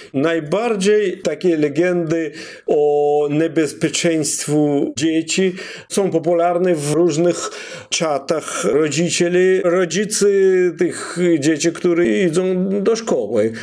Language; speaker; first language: Polish; non-native, fluent; Russian